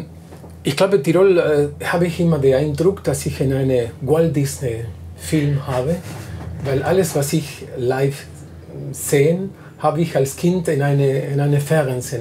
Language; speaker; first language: German; non-native, fluent; Spanish